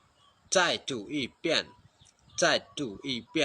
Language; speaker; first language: Chinese; non-native, fluent; Khmer